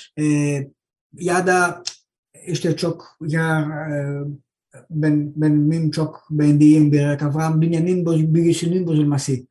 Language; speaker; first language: Turkish; non-native, learner; Greek